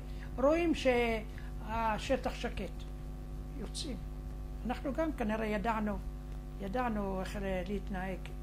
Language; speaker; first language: Hebrew; non-native, fluent; Arabic